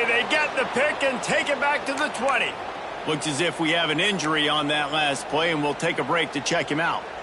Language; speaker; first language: English; native; English